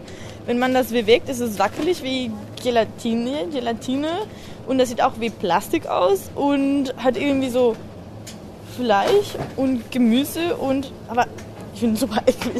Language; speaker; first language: German; non-native, fluent; Spanish